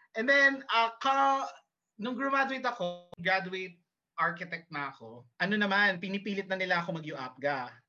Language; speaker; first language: Filipino; early bilingual, heritage; Filipino